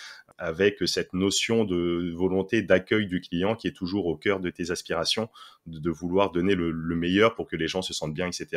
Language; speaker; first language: French; native; French